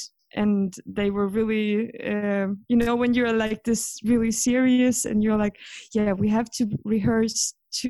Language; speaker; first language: English; non-native, fluent; Swedish